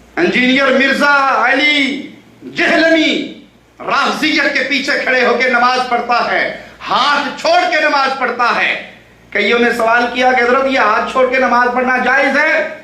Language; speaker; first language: Urdu; non-native, local second language; Punjabi